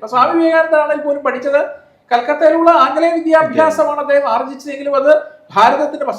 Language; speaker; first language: Malayalam; native; Malayalam